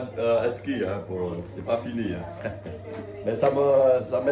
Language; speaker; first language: French; non-native, fluent; Vietnamese